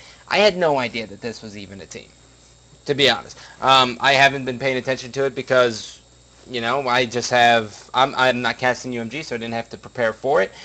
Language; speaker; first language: English; native; English